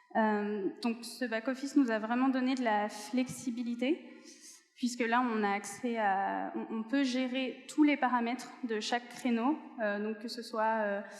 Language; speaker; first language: French; native; French